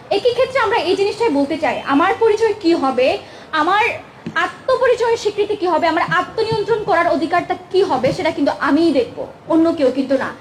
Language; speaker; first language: Bangla; non-native, local second language; Chakma